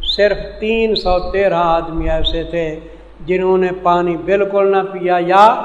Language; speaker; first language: Urdu; non-native, local second language; Saraiki